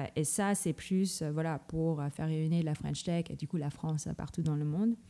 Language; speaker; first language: French; non-native, fluent; Filipino